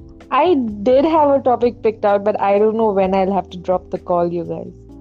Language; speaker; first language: English; non-native, local second language; Urdu